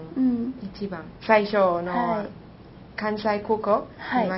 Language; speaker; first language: Japanese; non-native, learner; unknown